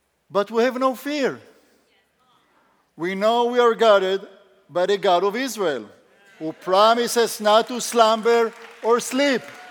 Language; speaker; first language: English; non-native, fluent; Hebrew